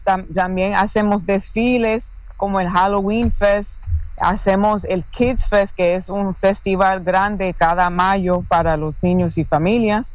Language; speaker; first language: Spanish; non-native, fluent; English